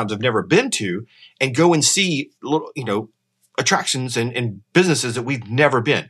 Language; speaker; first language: English; native; English